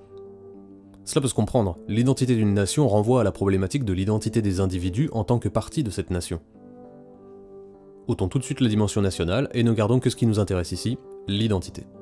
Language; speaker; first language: French; native; French